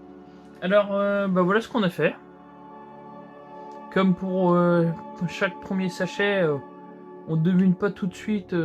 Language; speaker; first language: French; native; French